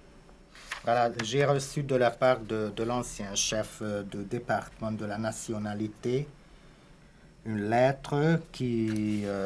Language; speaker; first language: French; non-native, fluent; Hungarian